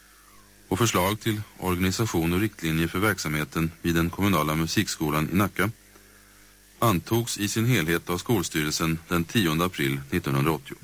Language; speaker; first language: Swedish; native; Swedish